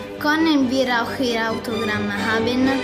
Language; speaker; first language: German; non-native, learner; Italian